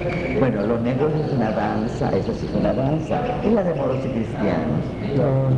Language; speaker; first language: Spanish; native; Spanish